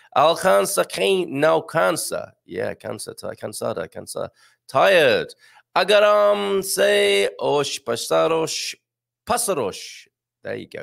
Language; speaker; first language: Portuguese; non-native, learner; English